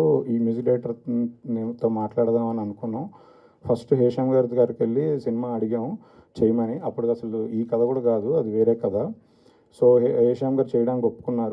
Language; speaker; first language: Telugu; native; Telugu